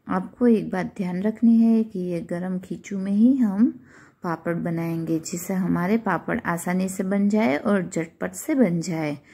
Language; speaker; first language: Hindi; non-native, local second language; Gujarati